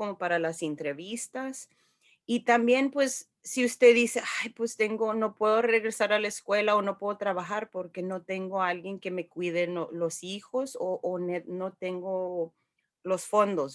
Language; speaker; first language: Spanish; early bilingual, heritage; Spanish